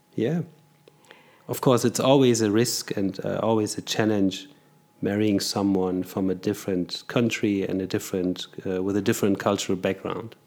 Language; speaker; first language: English; non-native, fluent; German